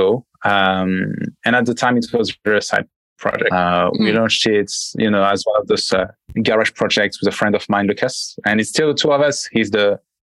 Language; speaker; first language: English; non-native, fluent; French